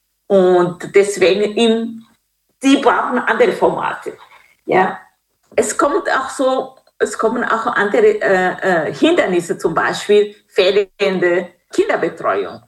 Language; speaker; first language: German; non-native, fluent; Kinyarwanda